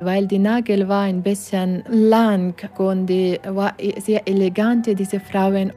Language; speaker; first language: German; non-native, learner; Persian